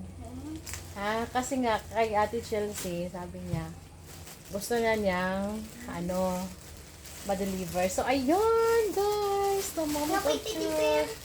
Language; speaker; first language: Filipino; non-native, local second language; Cebuano